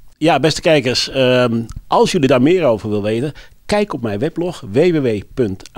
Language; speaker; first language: Dutch; native; Dutch